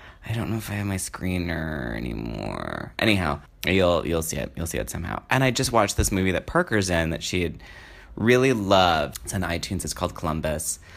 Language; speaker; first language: English; native; English